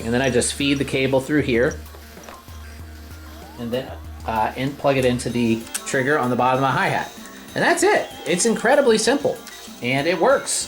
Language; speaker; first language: English; native; English